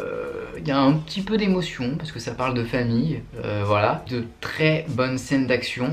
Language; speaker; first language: French; native; French